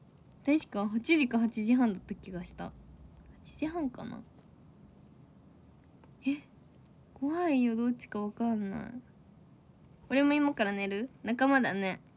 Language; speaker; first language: Japanese; native; Japanese